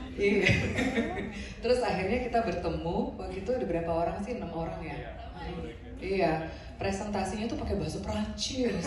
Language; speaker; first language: Indonesian; native; Indonesian